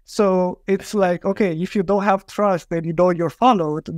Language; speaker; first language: English; non-native, fluent; Romanian